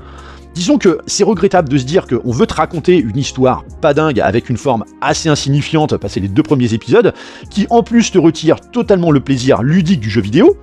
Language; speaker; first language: French; native; French